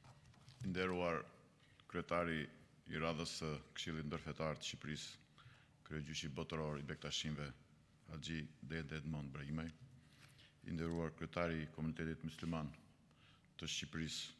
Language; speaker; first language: Albanian; native; Albanian